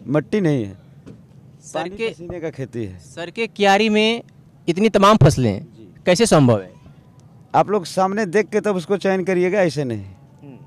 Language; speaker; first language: Hindi; native; Hindi